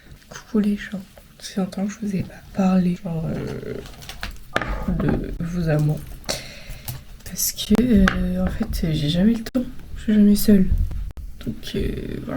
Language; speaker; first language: French; native; French